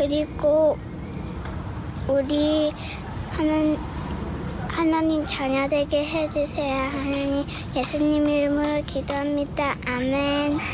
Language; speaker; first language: Korean; early bilingual, heritage; English